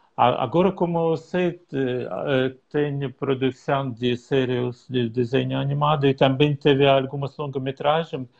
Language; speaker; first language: Portuguese; non-native, learner; Russian